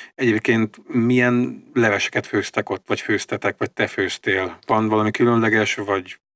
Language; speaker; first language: Hungarian; native; Hungarian